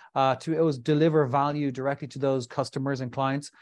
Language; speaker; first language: English; native; English